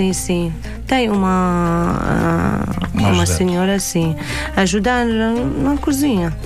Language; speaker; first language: Portuguese; non-native, learner; Arabic